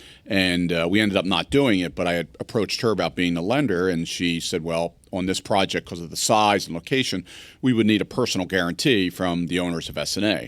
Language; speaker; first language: English; native; English